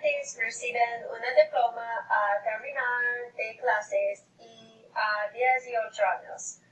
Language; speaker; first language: Spanish; non-native, learner; English